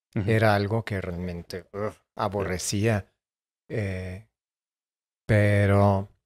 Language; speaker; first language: Spanish; non-native, fluent; English